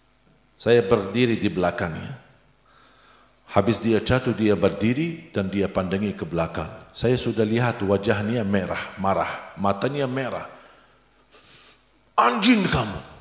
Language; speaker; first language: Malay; non-native, fluent; Arabic